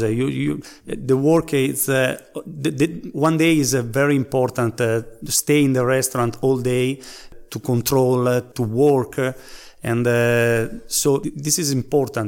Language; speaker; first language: English; non-native, learner; Italian